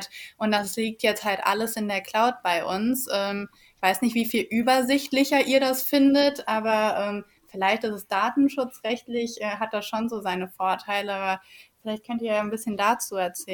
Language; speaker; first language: German; native; German